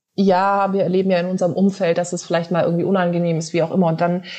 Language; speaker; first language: German; native; German